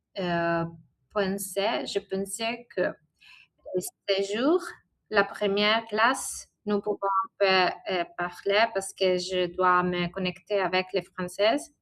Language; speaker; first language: French; non-native, learner; Italian